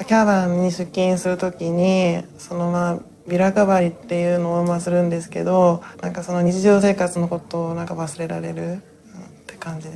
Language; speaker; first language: Japanese; native; Japanese